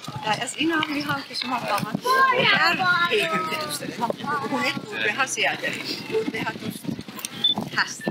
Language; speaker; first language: Persian; non-native, learner; Finnish